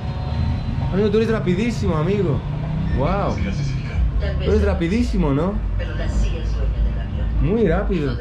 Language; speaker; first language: Spanish; non-native, learner; Greek